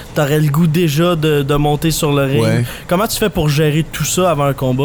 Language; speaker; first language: French; native; French